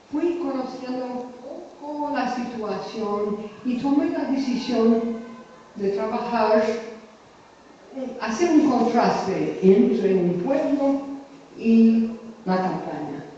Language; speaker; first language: Spanish; non-native, fluent; English